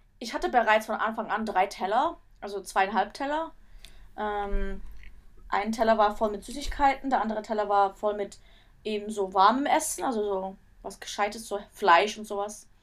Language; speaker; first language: German; early bilingual, other home language; Turkish